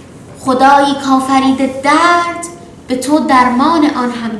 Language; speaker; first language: Persian; native; Persian